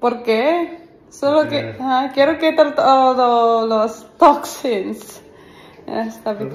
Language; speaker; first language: Spanish; non-native, learner; Filipino